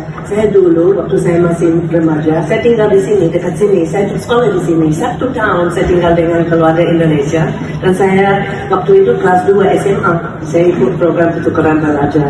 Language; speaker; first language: Indonesian; non-native, fluent; English